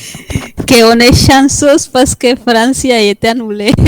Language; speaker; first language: French; non-native, fluent; Spanish